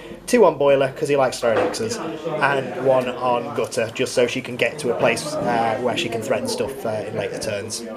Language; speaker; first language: English; native; English